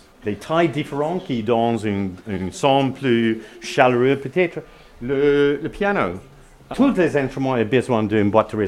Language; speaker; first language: French; non-native, learner; English